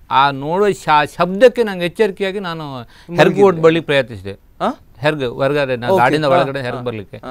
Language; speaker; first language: Kannada; native; Kannada